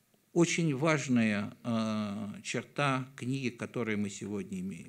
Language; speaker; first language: Russian; native; Russian